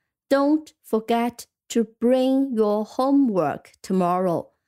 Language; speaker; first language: English; non-native, fluent; Chinese